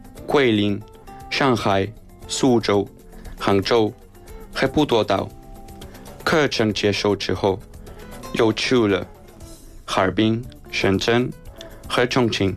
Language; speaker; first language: Chinese; non-native, learner; Spanish